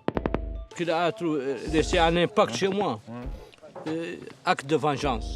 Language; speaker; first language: French; non-native, local second language; Arabic